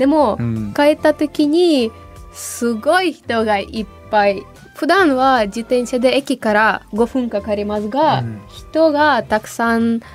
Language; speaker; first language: Japanese; non-native, fluent; Ukrainian